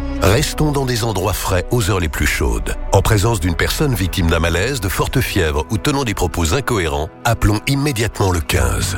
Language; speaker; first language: French; native; French